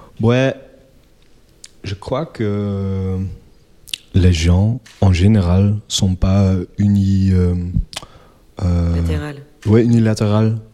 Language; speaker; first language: French; non-native, local second language; Dutch